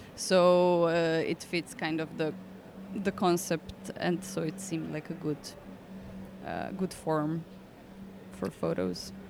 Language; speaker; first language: English; non-native, fluent; Croatian